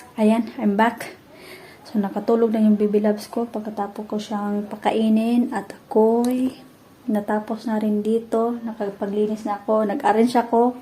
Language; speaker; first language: Filipino; non-native, local second language; Cebuano